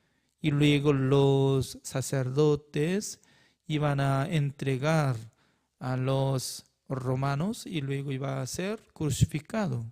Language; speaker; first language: Spanish; non-native, fluent; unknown